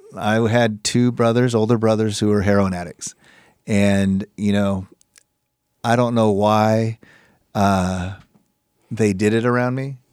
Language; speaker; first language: English; native; English